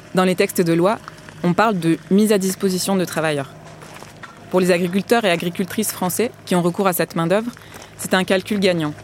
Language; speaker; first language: French; native; French